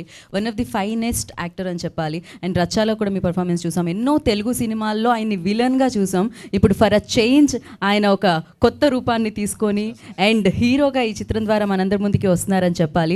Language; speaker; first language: Telugu; native; Telugu